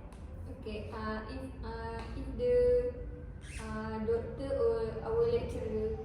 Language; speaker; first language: English; non-native, learner; Malay